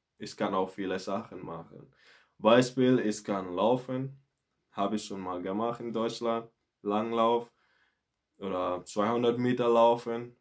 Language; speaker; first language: German; non-native, learner; Mandingo